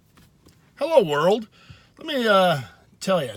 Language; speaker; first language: English; native; English